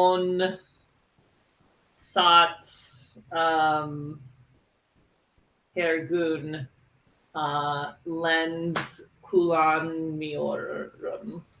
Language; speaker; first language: Turkish; non-native, learner; English